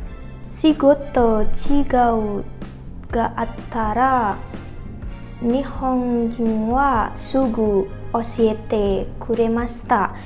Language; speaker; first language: Japanese; non-native, learner; Indonesian